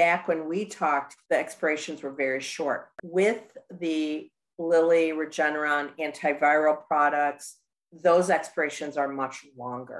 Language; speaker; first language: English; native; English